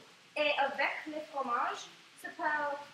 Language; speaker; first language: French; non-native, learner; English